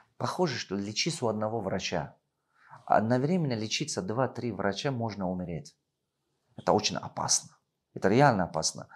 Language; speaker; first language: Russian; non-native, local second language; Tajik